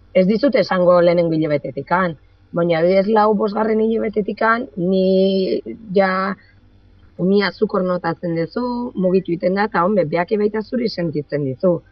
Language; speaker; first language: Basque; non-native, local second language; Spanish